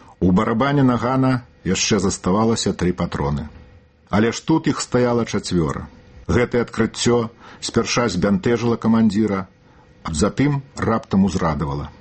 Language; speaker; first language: Belarusian; native; Belarusian